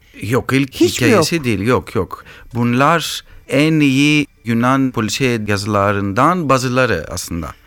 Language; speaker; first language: Turkish; non-native, learner; Greek